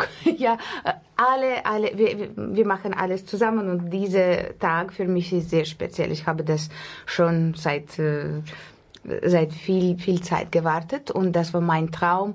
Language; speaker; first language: German; non-native, learner; Russian